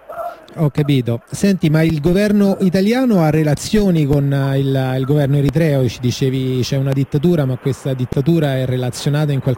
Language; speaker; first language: Italian; native; Italian